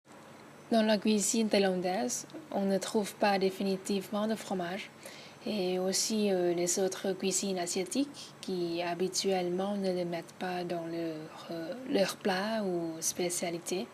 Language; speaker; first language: French; non-native, learner; Thai